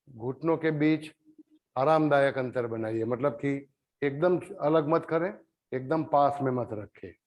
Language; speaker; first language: Hindi; non-native, local second language; Gujarati